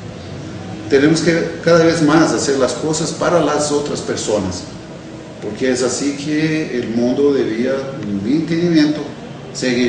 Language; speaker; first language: Spanish; non-native, fluent; Portuguese